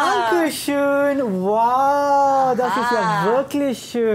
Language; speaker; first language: German; non-native, learner; Malay